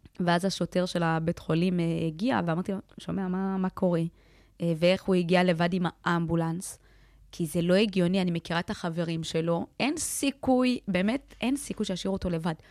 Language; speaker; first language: Hebrew; early bilingual, other home language; Amharic